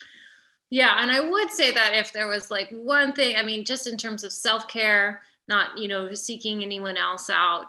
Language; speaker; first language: English; native; English